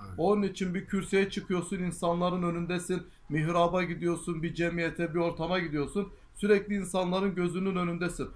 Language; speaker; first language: Turkish; non-native, local second language; Kurdish